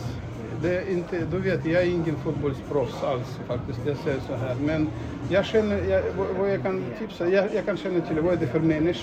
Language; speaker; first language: Swedish; non-native, fluent; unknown